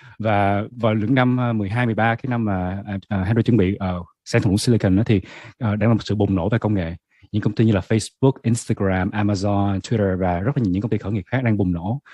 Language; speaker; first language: Vietnamese; native; Vietnamese